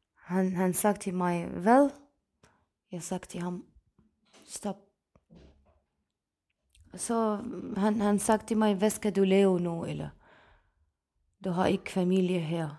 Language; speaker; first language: Danish; non-native, fluent; Arabic